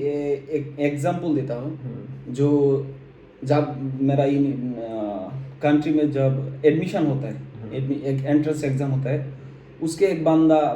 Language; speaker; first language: Hindi; non-native, fluent; Bangla